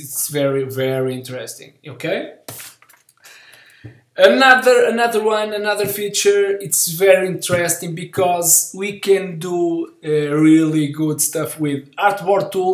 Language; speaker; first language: English; non-native, learner; Portuguese